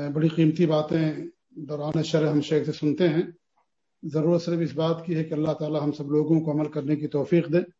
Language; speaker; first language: Urdu; native; Urdu